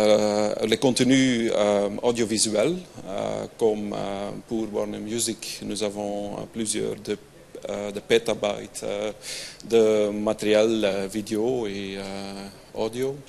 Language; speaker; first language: French; non-native, local second language; Dutch